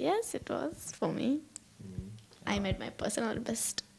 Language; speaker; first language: English; non-native, learner; Divehi